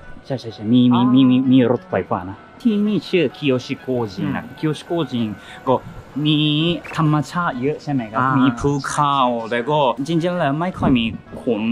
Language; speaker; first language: Thai; non-native, learner; Japanese